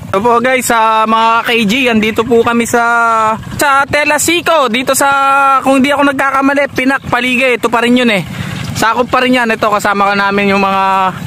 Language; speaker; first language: Filipino; non-native, local second language; Pampanga